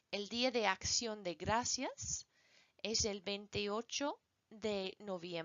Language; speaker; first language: Spanish; non-native, fluent; English